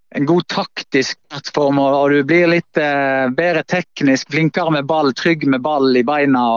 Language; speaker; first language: Norwegian; native; Norwegian